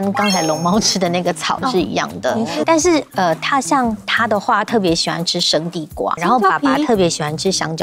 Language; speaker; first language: Chinese; native; Chinese